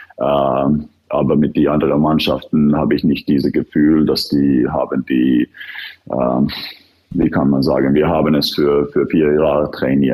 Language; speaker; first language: German; non-native, fluent; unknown